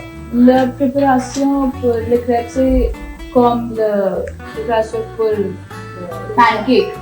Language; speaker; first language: French; non-native, learner; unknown